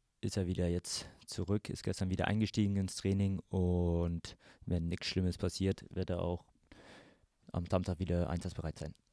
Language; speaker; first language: German; native; German